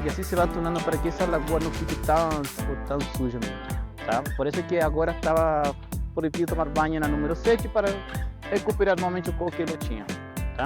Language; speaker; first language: Portuguese; non-native, fluent; Spanish